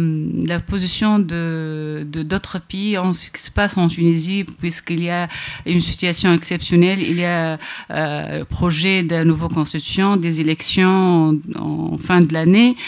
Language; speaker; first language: French; non-native, local second language; Arabic